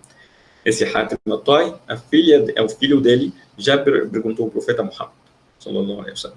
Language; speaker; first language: Portuguese; non-native, fluent; Arabic